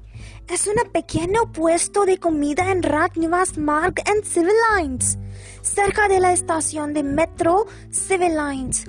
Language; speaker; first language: Spanish; non-native, learner; Hindi